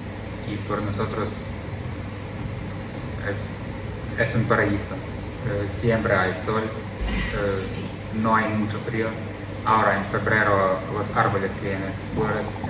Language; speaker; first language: Spanish; non-native, learner; Ukrainian